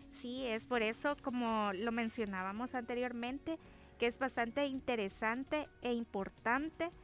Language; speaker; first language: Spanish; native; Spanish